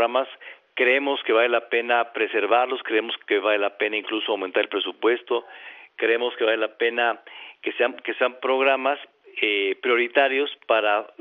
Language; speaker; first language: Spanish; native; Spanish